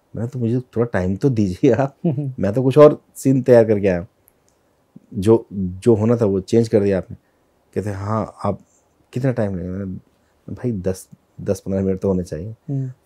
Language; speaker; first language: Hindi; native; Hindi